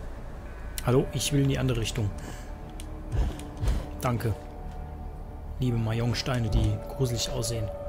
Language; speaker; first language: German; native; German